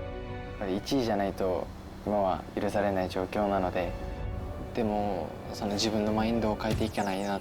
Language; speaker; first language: Japanese; native; Japanese